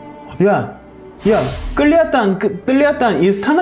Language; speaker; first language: Indonesian; non-native, learner; Korean